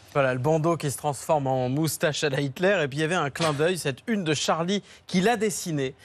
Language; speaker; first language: French; native; French